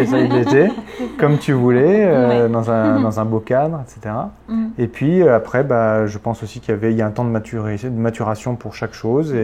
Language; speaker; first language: French; native; French